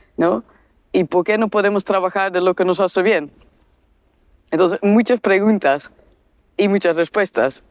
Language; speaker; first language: Spanish; non-native, fluent; Dutch